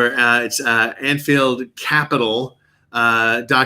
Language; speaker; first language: English; native; English